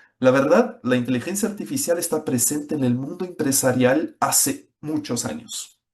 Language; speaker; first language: Spanish; non-native, fluent; Portuguese